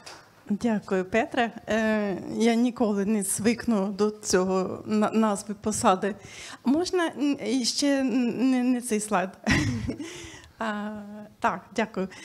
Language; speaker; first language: Ukrainian; non-native, fluent; Swedish